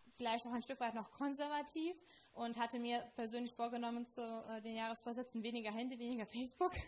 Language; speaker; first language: German; non-native, fluent; Lithuanian